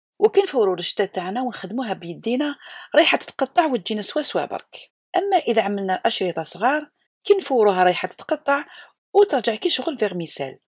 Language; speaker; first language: Arabic; native; Arabic